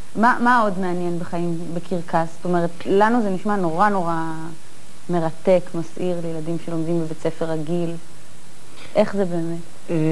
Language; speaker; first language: Hebrew; native; Hebrew